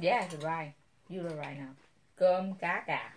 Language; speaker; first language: English; non-native, learner; Vietnamese